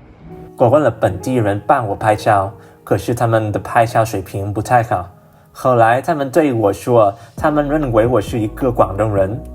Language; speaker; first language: Chinese; non-native, learner; Vietnamese